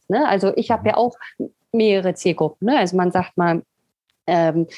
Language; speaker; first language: German; native; German